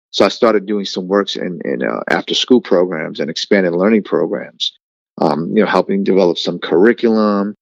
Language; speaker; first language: English; native; English